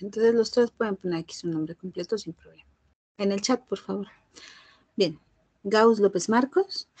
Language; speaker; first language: Spanish; native; Spanish